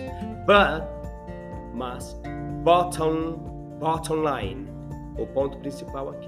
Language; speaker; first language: Portuguese; non-native, fluent; English